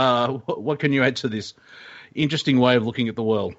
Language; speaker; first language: English; native; English